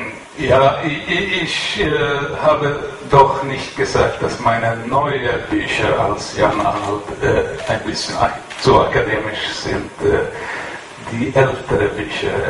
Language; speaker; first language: German; non-native, fluent; Swedish